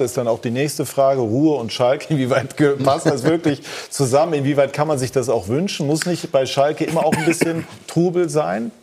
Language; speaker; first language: German; native; German